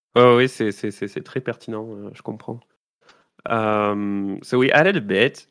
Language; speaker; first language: English; non-native, fluent; French